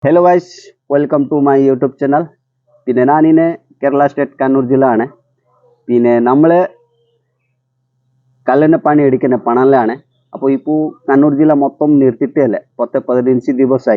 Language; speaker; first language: Malayalam; non-native, fluent; Odia